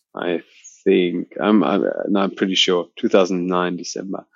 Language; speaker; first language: English; non-native, fluent; German